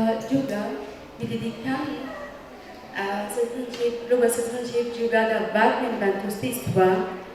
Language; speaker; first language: Indonesian; non-native, fluent; Arabic